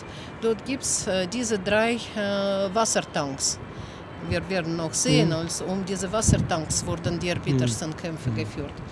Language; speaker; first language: German; non-native, fluent; Russian